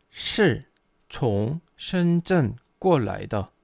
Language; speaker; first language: Chinese; non-native, fluent; Korean